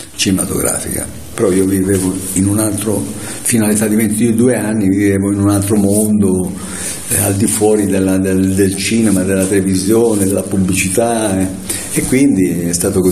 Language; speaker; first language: Italian; native; Italian